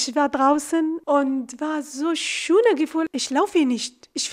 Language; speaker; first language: German; non-native, learner; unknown